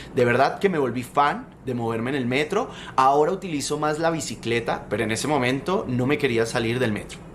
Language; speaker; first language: Spanish; native; Spanish